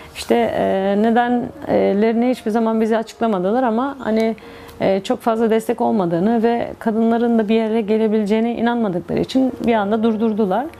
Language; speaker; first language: Turkish; native; Turkish